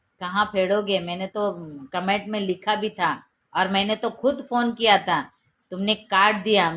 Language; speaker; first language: Hindi; non-native, local second language; Marathi